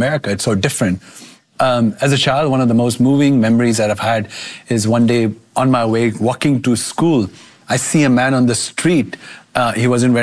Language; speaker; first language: English; non-native, local second language; Bangla